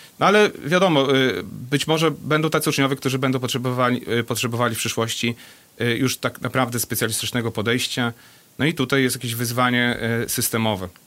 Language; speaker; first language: Polish; native; Polish